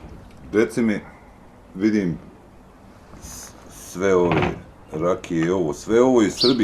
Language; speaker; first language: Bosnian; native; Bosnian